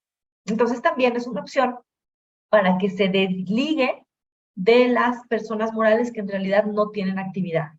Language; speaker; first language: Spanish; native; Spanish